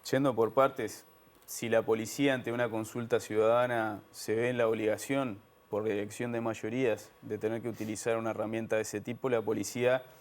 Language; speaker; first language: Spanish; native; Spanish